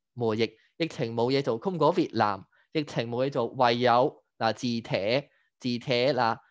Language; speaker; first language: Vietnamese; non-native, fluent; Cantonese